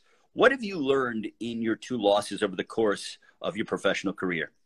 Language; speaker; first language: English; native; English